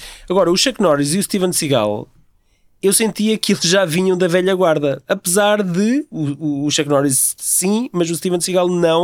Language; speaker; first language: Portuguese; native; Portuguese